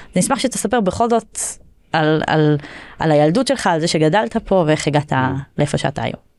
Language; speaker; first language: Hebrew; native; Hebrew